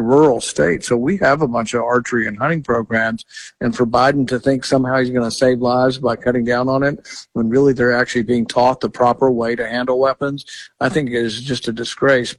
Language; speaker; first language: English; native; English